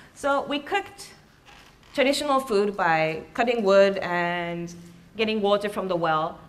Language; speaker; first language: English; early bilingual, other home language; Japanese